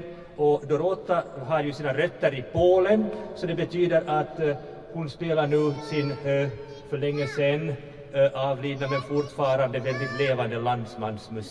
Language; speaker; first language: Swedish; native; Swedish